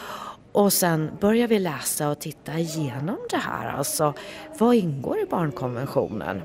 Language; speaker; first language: Swedish; native; Swedish